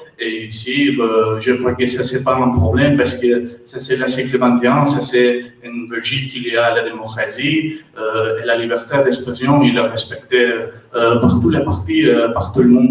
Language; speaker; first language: French; non-native, learner; Catalan